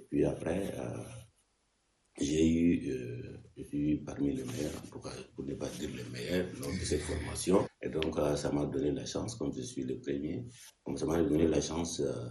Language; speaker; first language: French; non-native, local second language; Arabic